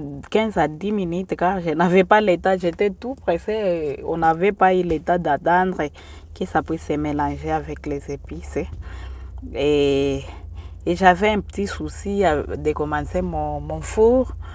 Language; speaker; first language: French; non-native, local second language; Swahili